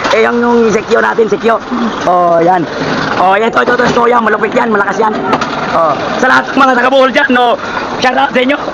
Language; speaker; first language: Filipino; non-native, local second language; Cebuano